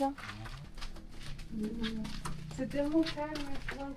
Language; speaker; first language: French; native; French